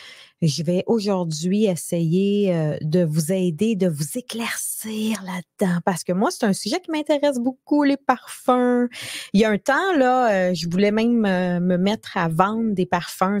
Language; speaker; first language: French; native; French